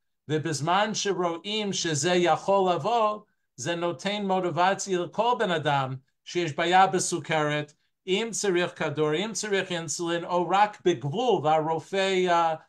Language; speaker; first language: Hebrew; non-native, fluent; English